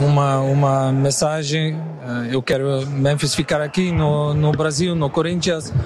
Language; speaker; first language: Portuguese; non-native, learner; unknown